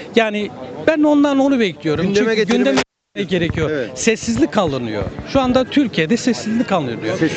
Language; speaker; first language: Turkish; native; Turkish